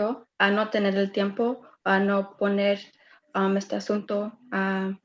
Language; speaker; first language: Spanish; early bilingual, other home language; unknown